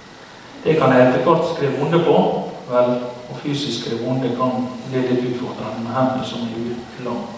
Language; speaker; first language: Norwegian; native; Norwegian